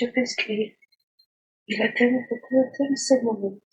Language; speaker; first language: French; non-native, learner; Spanish